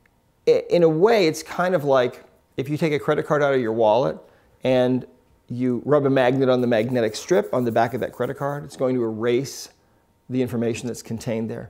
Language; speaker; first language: English; native; English